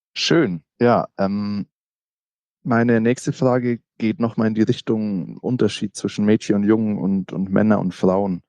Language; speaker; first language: German; native; German